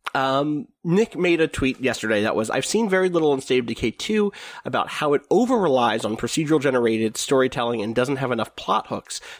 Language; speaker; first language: English; native; English